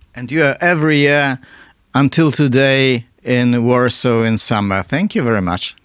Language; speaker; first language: English; non-native, learner; Polish